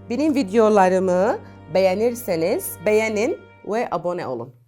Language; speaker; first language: Turkish; non-native, fluent; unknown